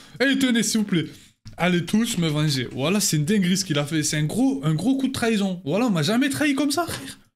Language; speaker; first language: French; native; French